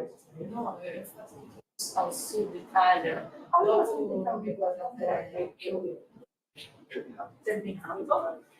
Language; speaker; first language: Italian; non-native, learner; Portuguese